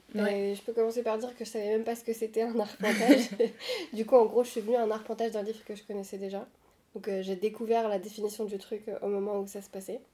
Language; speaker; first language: French; non-native, local second language; Arabic